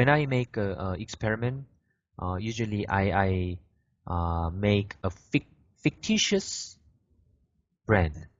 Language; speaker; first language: English; non-native, learner; Korean